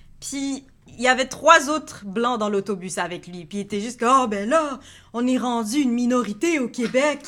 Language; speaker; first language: French; native; French